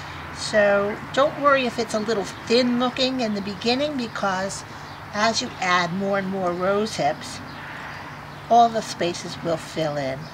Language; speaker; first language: English; native; English